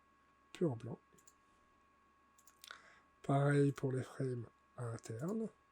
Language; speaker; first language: French; native; French